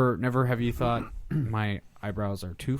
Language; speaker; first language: English; native; English